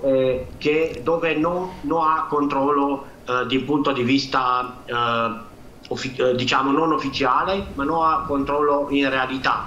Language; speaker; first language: Italian; non-native, fluent; Romanian